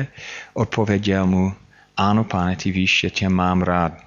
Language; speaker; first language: Czech; non-native, fluent; English